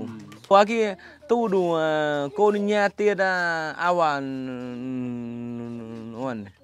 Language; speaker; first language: Portuguese; non-native, learner; Vietnamese